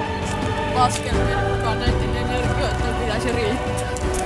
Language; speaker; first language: Finnish; native; Finnish